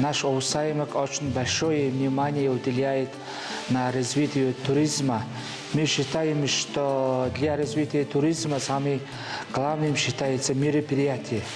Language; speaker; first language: Russian; non-native, learner; Mongolian